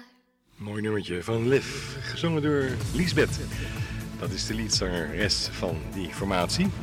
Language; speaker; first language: Dutch; native; Dutch